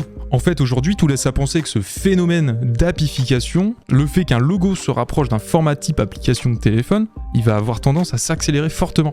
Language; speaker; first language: French; native; French